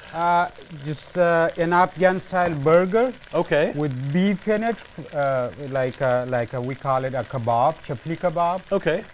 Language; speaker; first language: English; non-native, fluent; Pashto